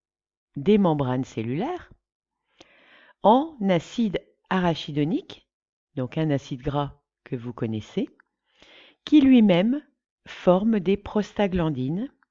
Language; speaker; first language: French; native; French